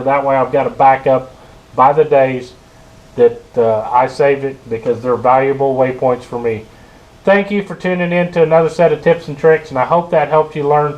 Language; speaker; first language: English; native; English